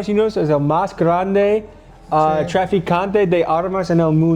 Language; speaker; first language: Spanish; non-native, learner; English